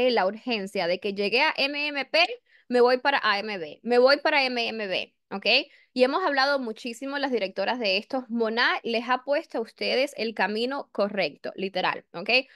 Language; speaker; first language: Spanish; early bilingual, heritage; Spanish